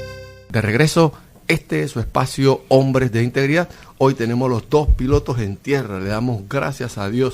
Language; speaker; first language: Spanish; native; Spanish